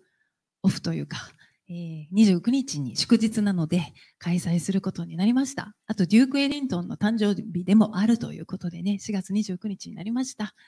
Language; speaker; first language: Japanese; native; Japanese